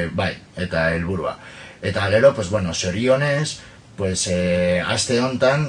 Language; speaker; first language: Basque; non-native, local second language; Spanish